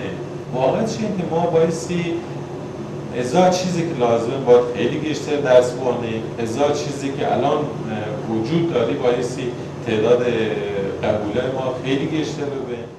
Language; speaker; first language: Persian; non-native, local second language; Baluchi